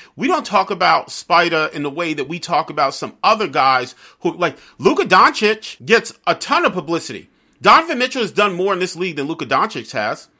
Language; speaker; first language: English; native; English